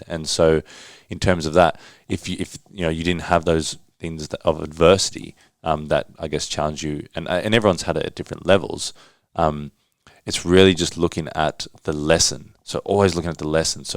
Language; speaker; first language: English; native; English